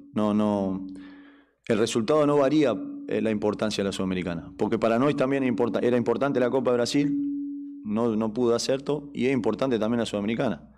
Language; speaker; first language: Spanish; native; Spanish